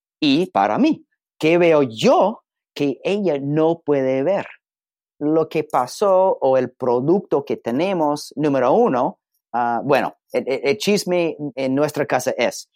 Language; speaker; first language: Spanish; non-native, learner; English